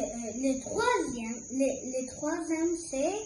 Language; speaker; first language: French; early bilingual, other home language; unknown